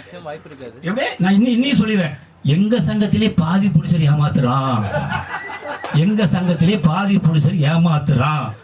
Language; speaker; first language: Tamil; native; Tamil